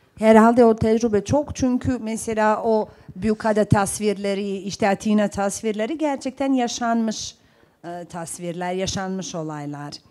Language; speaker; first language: Turkish; non-native, fluent; Bosnian